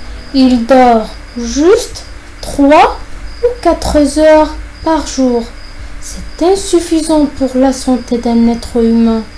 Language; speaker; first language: French; non-native, fluent; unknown